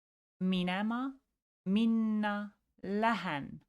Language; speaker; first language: Estonian; non-native, local second language; Russian